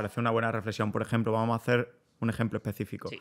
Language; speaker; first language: Spanish; native; Spanish